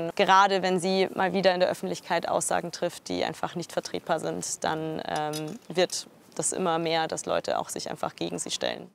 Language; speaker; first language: German; native; German